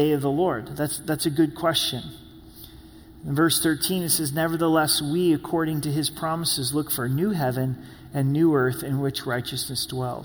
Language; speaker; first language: English; native; English